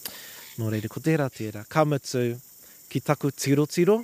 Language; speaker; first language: Māori; non-native, local second language; English